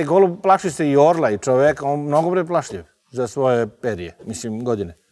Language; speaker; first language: Serbian; native; Serbian